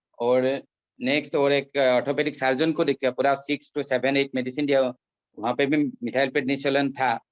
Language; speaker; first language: Hindi; non-native, local second language; Assamese